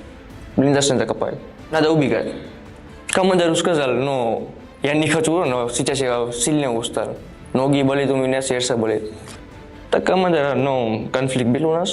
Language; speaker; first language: Russian; non-native, learner; Gujarati